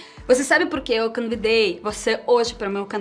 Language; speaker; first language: Portuguese; non-native, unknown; Russian